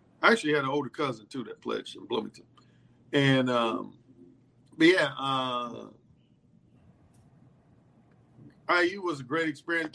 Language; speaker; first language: English; native; English